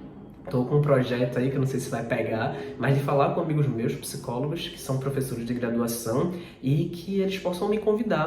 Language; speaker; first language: Portuguese; native; Portuguese